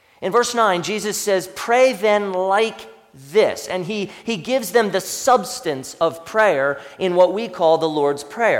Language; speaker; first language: English; native; English